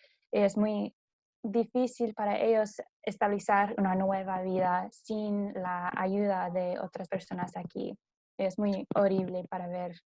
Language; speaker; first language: Spanish; non-native, learner; English